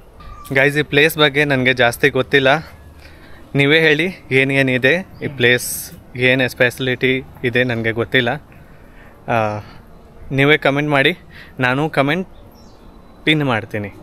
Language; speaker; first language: Kannada; non-native, learner; Hindi